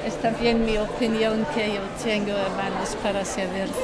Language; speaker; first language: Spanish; non-native, learner; German